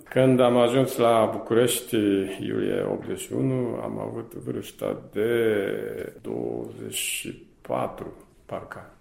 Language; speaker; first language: Romanian; non-native, fluent; Japanese